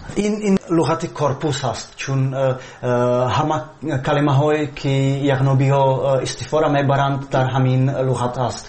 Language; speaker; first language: Persian; non-native, fluent; Czech